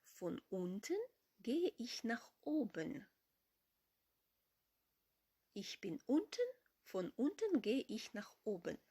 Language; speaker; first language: German; non-native, fluent; Ukrainian